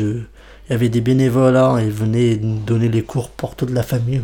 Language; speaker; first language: French; non-native, fluent; Kurdish